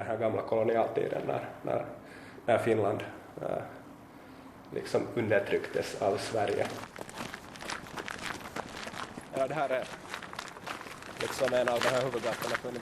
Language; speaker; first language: Swedish; native; Swedish